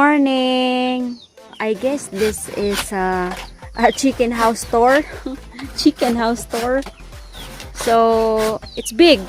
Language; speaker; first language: English; non-native, local second language; Filipino